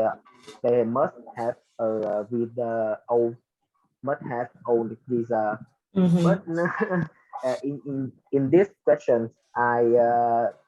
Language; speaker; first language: English; non-native, learner; Vietnamese